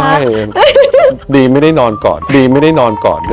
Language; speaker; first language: Thai; early bilingual, heritage; Thai